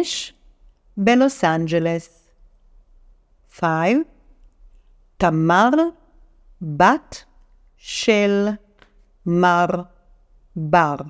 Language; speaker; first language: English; non-native, fluent; Hebrew